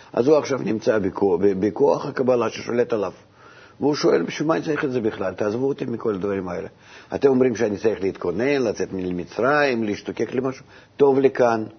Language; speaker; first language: Hebrew; non-native, fluent; Russian